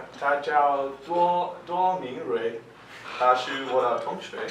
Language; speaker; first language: Chinese; non-native, learner; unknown